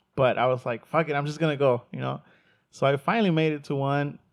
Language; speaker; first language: English; early bilingual, other home language; Spanish